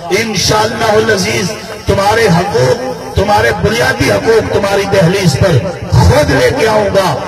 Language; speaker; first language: Urdu; non-native, local second language; Punjabi